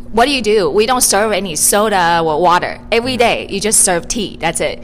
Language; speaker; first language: English; non-native, fluent; Chinese